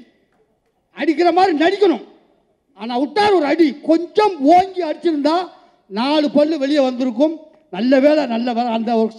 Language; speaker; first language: Tamil; native; Tamil